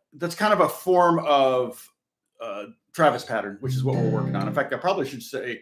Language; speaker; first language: English; native; English